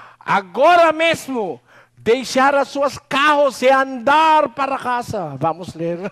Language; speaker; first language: Portuguese; non-native, learner; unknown